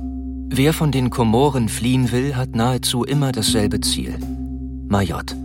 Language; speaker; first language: German; native; German